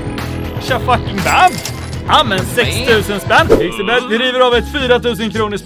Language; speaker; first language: Swedish; native; Swedish